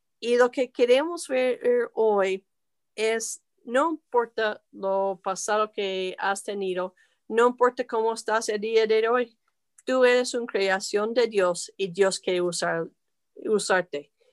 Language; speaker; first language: Spanish; non-native, fluent; English